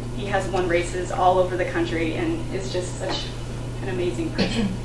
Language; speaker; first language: English; native; English